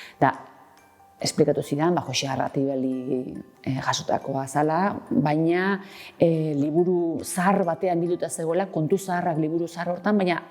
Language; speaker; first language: Basque; native; Basque